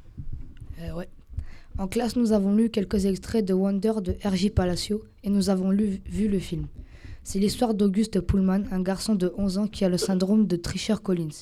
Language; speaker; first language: French; native; French